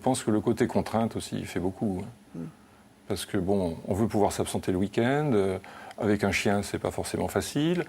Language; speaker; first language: French; native; French